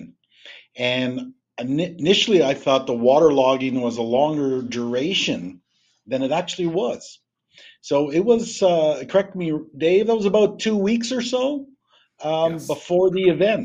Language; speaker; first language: English; native; English